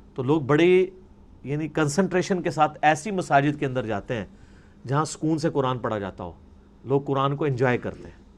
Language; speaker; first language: Urdu; non-native, local second language; Punjabi